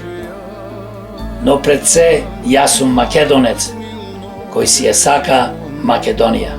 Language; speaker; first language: Macedonian; native; Macedonian